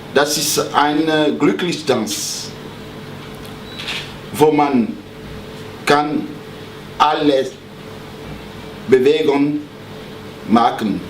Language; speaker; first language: German; non-native, learner; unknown